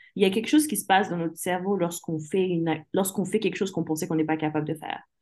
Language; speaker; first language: French; early bilingual, other home language; English